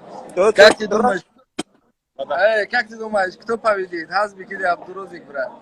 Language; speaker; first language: Russian; non-native, local second language; Tajik